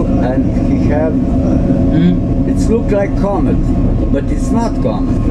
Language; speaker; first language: English; non-native, learner; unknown